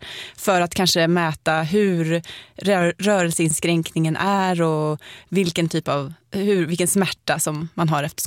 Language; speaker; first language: Swedish; native; Swedish